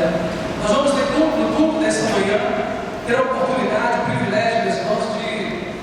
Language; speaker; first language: Portuguese; native; Portuguese